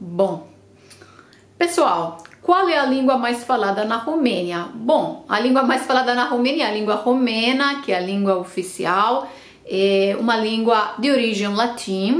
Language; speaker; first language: Portuguese; non-native, fluent; Romanian